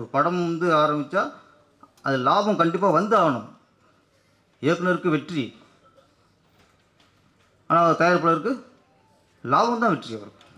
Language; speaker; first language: Tamil; native; Tamil